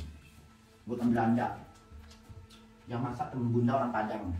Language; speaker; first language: Indonesian; native; Indonesian